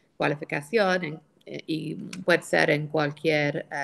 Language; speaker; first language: Spanish; non-native, fluent; English